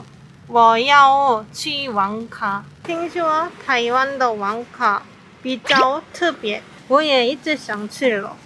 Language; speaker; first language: Chinese; non-native, learner; Korean